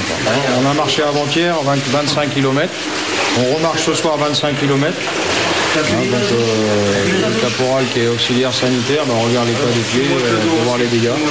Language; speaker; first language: French; native; French